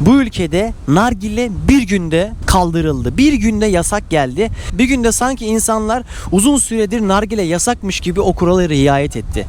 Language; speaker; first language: Turkish; native; Turkish